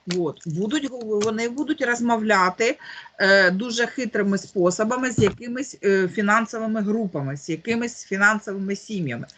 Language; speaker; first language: Ukrainian; native; Ukrainian